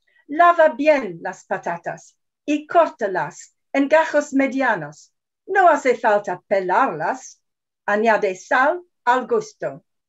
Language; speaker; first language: Spanish; non-native, fluent; English